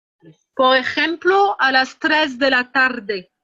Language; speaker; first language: Spanish; non-native, learner; French